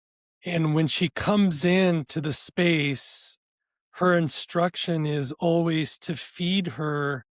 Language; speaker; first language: English; native; English